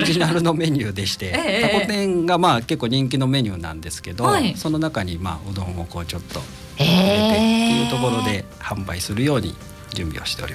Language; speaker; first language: Japanese; native; Japanese